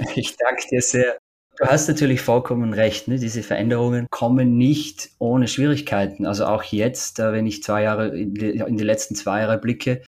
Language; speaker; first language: German; native; German